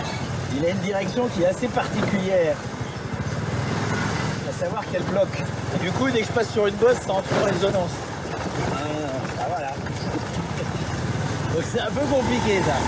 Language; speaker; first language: French; native; French